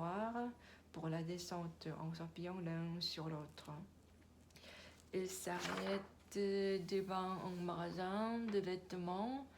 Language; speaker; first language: French; non-native, learner; Korean